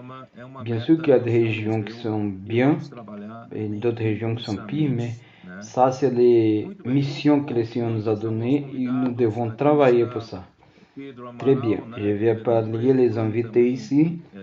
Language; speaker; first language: French; non-native, learner; Portuguese